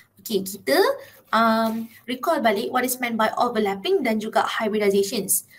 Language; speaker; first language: English; non-native, local second language; Malay